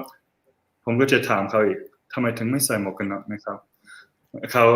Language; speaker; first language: Thai; non-native, fluent; English